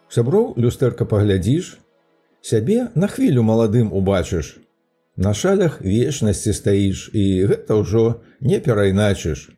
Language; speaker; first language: Belarusian; native; Belarusian